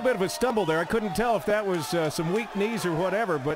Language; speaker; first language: English; native; English